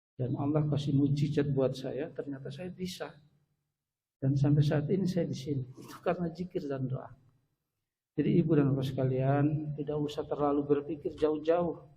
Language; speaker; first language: Indonesian; native; Indonesian